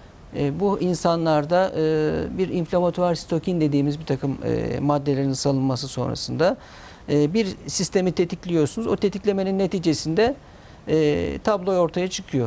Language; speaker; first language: Turkish; native; Turkish